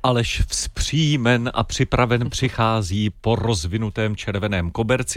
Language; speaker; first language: Czech; native; Czech